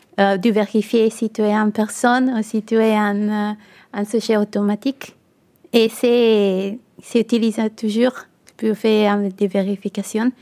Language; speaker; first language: French; non-native, learner; Italian